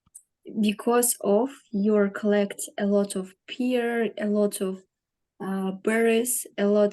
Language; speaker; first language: English; non-native, learner; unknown